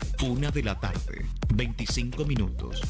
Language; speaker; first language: Spanish; native; Spanish